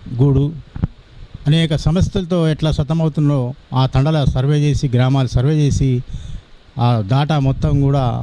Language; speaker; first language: Telugu; non-native, local second language; Lambadi